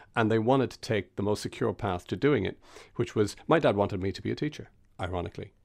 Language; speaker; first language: English; native; English